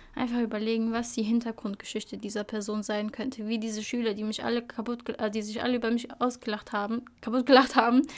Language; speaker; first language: German; early bilingual, other home language; Albanian